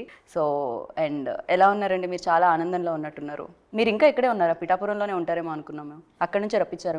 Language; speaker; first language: Telugu; native; Telugu